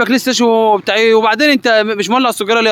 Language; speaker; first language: Arabic; native; Arabic